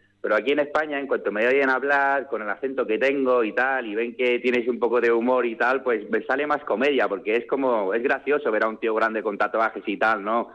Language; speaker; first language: Spanish; early bilingual, other home language; English